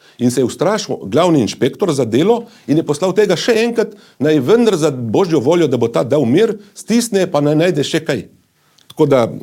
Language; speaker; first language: Slovenian; native; Slovenian